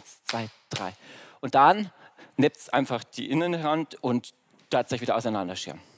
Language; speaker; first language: German; native; German